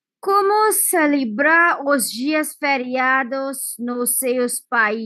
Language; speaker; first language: Portuguese; non-native, fluent; English